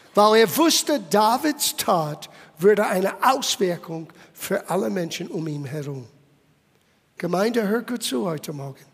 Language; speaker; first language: German; non-native, fluent; English